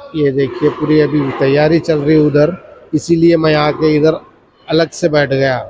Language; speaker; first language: Hindi; native; Hindi